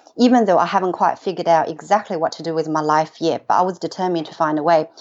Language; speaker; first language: English; non-native, fluent; Chinese